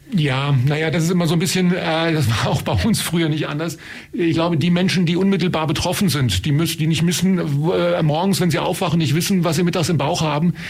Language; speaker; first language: German; native; German